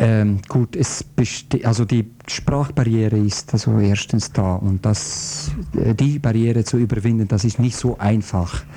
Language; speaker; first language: German; non-native, fluent; Croatian